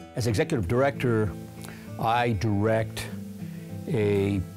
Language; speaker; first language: English; native; English